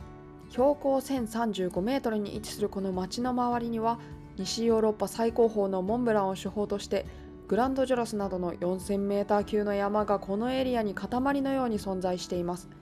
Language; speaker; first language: Japanese; native; Japanese